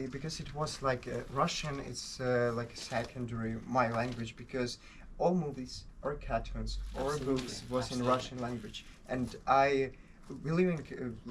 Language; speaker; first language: English; non-native, learner; Ukrainian